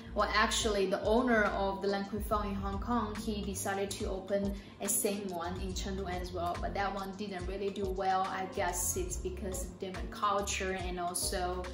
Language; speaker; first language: English; non-native, fluent; Chinese